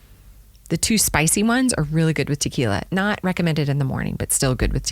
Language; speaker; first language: English; native; English